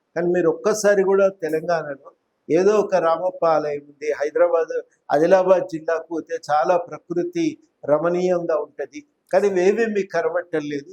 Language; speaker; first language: Telugu; native; Telugu